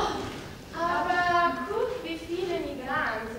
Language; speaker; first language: German; non-native, learner; Italian